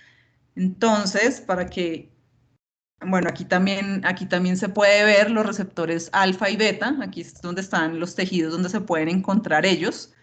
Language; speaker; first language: Spanish; native; Spanish